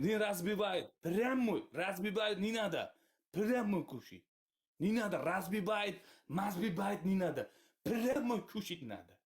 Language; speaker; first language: Russian; non-native, learner; Uzbek